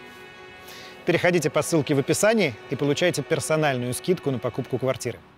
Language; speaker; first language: Russian; native; Russian